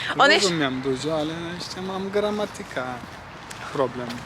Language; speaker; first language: Polish; non-native, learner; Turkish